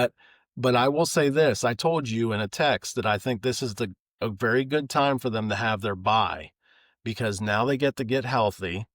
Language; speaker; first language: English; native; English